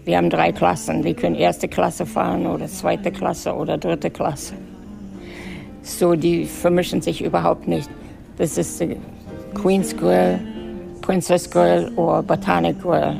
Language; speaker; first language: German; native; German